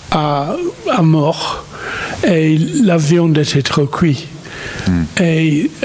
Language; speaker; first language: French; non-native, fluent; English